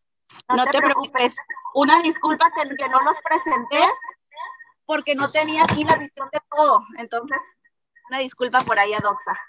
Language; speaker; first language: Spanish; native; Spanish